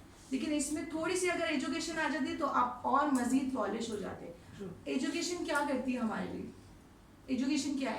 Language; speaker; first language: Urdu; non-native, local second language; Gujarati